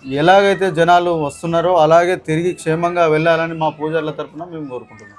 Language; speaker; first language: Telugu; non-native, local second language; Koya